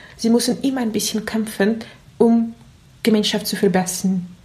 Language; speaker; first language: German; non-native, learner; Russian